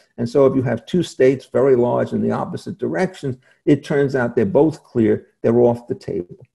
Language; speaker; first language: English; native; English